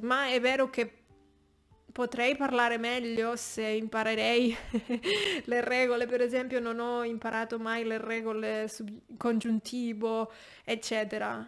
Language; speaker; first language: Italian; non-native, fluent; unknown